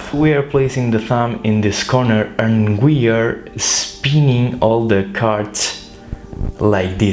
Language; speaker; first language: English; non-native, fluent; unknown